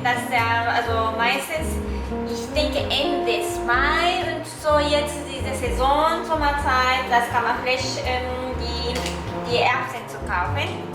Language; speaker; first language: German; non-native, learner; Japanese